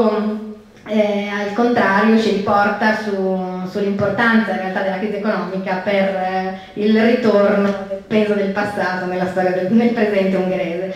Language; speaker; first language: Italian; native; Italian